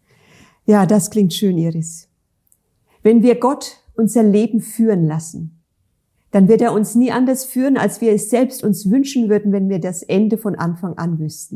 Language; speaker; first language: German; native; German